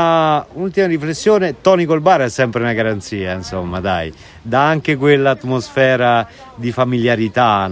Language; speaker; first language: Italian; native; Italian